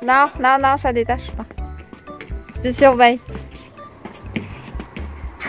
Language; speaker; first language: French; non-native, fluent; Vietnamese